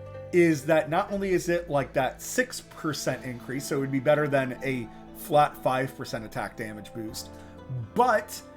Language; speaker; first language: English; native; English